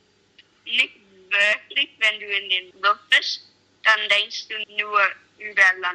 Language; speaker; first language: German; non-native, learner; English